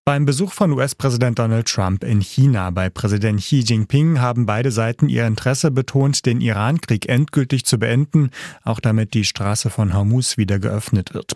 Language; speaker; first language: German; native; German